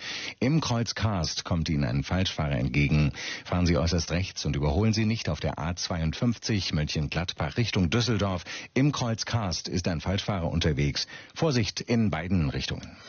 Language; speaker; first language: German; native; German